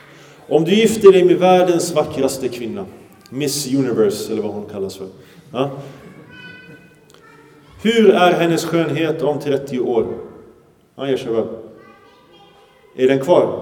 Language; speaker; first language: Swedish; early bilingual, other home language; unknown